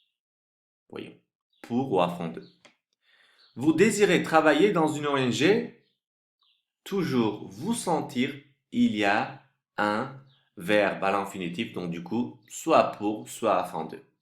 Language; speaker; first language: French; non-native, fluent; Turkish